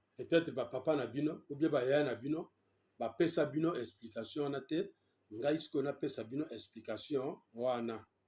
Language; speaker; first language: Lingala; non-native, local second language; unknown